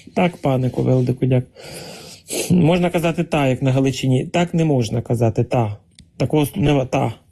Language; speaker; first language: Ukrainian; non-native, local second language; Russian